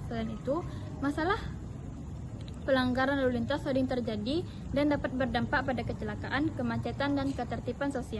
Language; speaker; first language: Indonesian; native; Indonesian